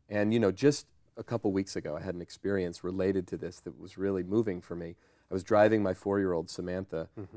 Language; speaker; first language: English; native; English